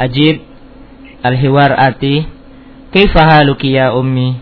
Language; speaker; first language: Arabic; non-native, fluent; Indonesian